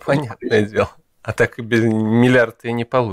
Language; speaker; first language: Russian; native; Russian